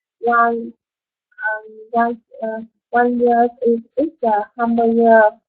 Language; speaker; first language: English; non-native, learner; Vietnamese